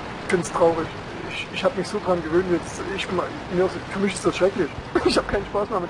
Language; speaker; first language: German; native; German